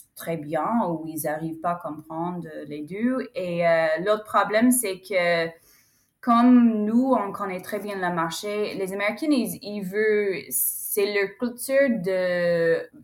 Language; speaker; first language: French; non-native, fluent; English